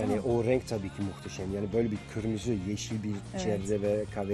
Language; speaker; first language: Turkish; non-native, fluent; Dutch